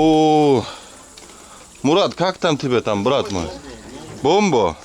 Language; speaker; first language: Russian; non-native, local second language; Kyrgyz